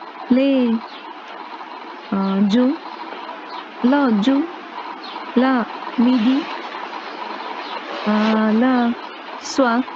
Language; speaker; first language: French; non-native, learner; Nepali